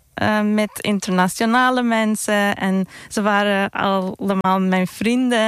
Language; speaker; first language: Dutch; non-native, fluent; Turkish